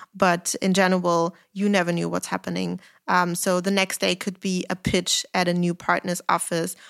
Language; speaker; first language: English; non-native, fluent; German